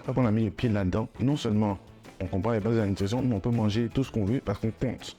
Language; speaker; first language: French; native; French